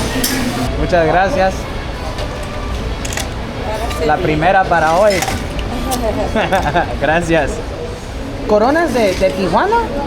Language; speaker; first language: Spanish; early bilingual, heritage; English